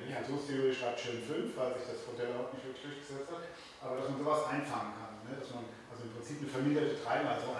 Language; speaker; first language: German; native; German